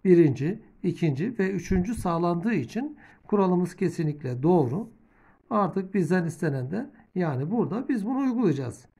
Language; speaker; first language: Turkish; native; Turkish